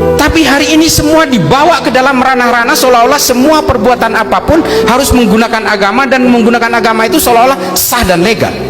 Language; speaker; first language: Indonesian; non-native, local second language; Madurese